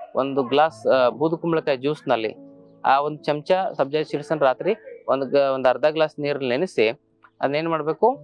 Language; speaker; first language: Kannada; native; Kannada